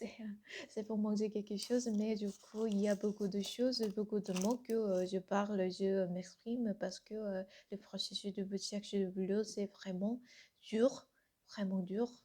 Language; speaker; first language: French; non-native, learner; Korean